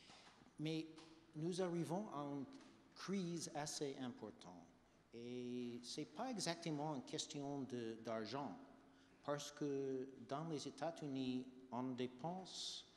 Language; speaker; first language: French; non-native, fluent; English